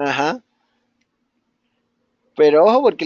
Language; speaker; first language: Spanish; native; Spanish